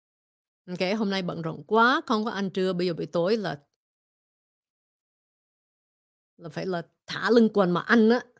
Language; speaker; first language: Vietnamese; early bilingual, heritage; Vietnamese